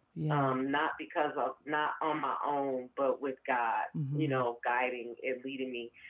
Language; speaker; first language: English; native; English